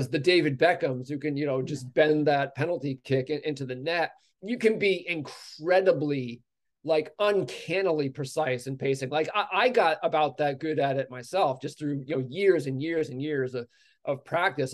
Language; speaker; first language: English; native; English